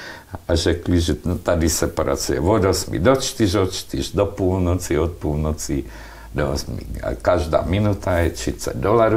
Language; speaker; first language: Czech; non-native, local second language; Slovak